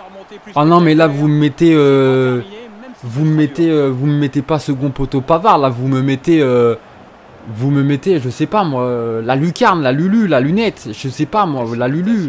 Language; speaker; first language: French; native; French